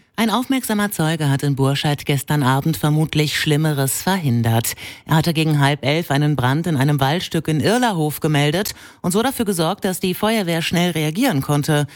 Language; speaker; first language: German; native; German